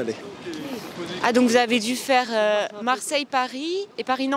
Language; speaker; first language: French; native; French